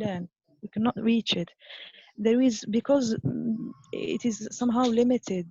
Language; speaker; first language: English; non-native, fluent; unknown